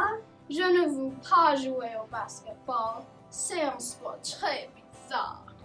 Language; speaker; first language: French; non-native, learner; English